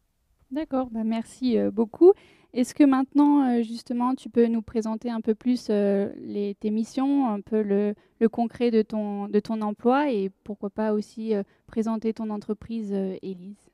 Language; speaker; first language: French; native; French